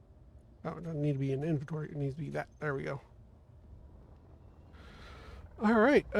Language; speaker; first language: English; native; English